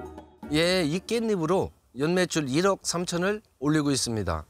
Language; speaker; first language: Korean; native; Korean